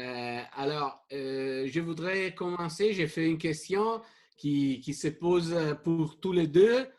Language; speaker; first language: French; non-native, fluent; Italian